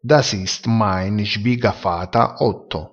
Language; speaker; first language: German; non-native, fluent; Italian